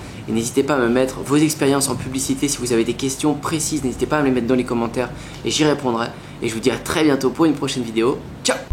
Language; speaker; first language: French; native; French